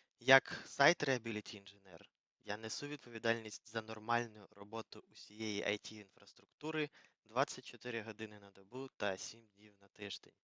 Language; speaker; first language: Ukrainian; native; Ukrainian